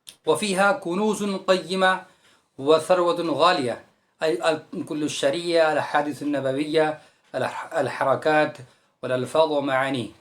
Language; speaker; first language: Arabic; non-native, fluent; Urdu